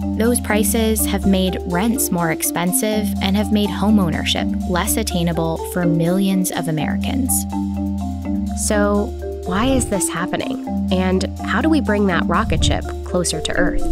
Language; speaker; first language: English; native; English